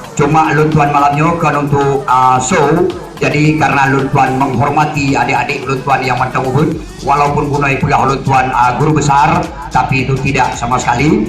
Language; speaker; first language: Indonesian; non-native, local second language; Achinese